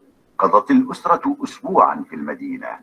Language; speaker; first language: Arabic; non-native, learner; Indonesian